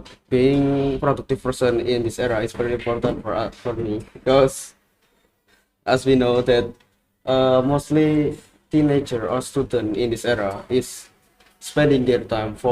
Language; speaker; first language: English; non-native, learner; Indonesian